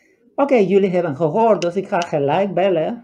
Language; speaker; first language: Dutch; non-native, fluent; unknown